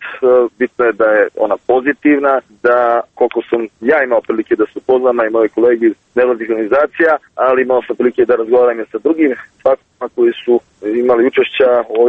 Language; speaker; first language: Serbian; native; Serbian